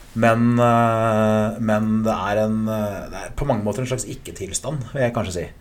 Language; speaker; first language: Norwegian; early bilingual, other home language; English